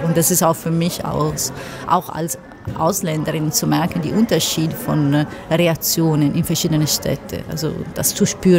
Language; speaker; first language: German; non-native, fluent; Italian